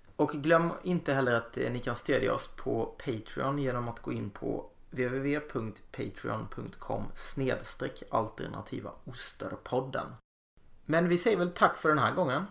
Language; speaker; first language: Swedish; native; Swedish